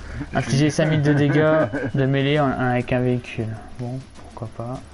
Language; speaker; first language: French; native; French